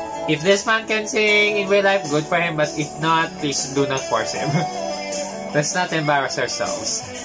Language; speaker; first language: English; non-native, local second language; Filipino